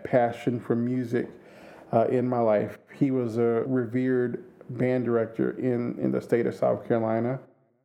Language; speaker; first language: English; native; English